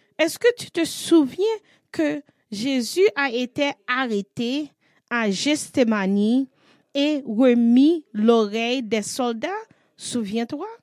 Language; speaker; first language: French; non-native, learner; English